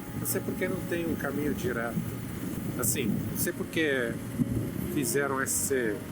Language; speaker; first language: Portuguese; non-native, fluent; Italian